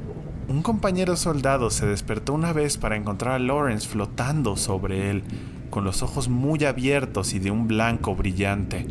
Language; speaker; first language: Spanish; native; Spanish